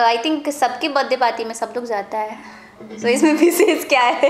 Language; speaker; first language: Hindi; native; Hindi